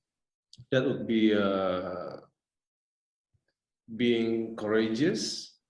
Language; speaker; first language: English; non-native, fluent; Indonesian